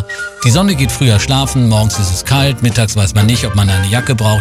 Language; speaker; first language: German; native; German